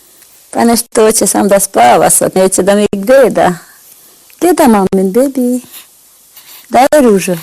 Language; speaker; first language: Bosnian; non-native, learner; Albanian